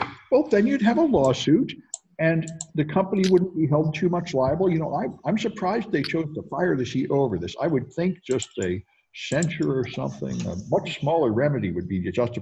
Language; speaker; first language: English; native; English